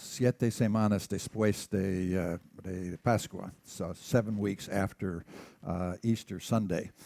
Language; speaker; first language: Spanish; non-native, learner; English